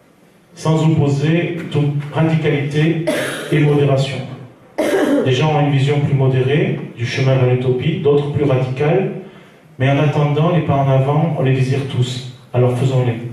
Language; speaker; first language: French; native; French